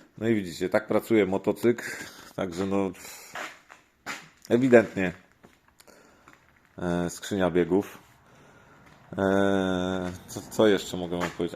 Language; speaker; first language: Polish; native; Polish